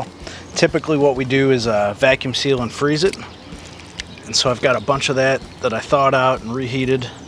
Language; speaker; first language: English; native; English